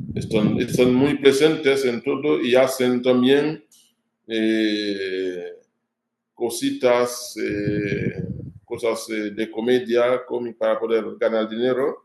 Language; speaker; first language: Spanish; non-native, fluent; Haitian Creole